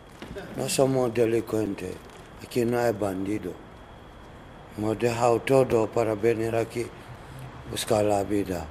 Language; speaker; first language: Spanish; non-native, learner; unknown